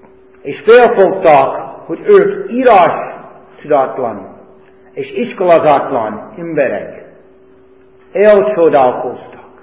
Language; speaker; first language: Hungarian; non-native, fluent; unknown